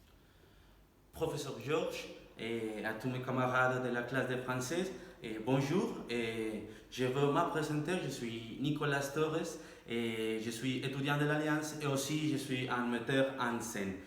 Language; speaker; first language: French; non-native, learner; Spanish